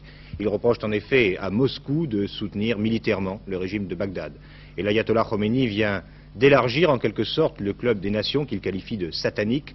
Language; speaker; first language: French; native; French